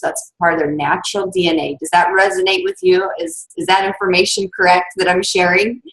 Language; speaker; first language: English; native; English